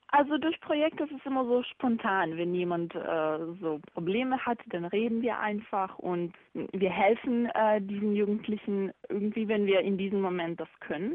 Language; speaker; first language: German; non-native, learner; Bosnian